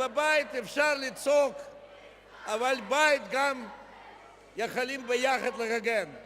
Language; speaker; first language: Hebrew; non-native, fluent; Russian